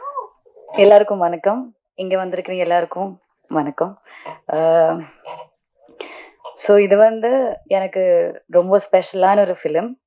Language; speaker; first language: Tamil; non-native, learner; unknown